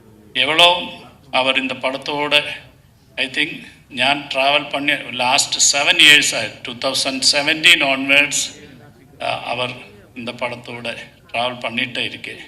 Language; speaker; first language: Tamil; non-native, learner; Malayalam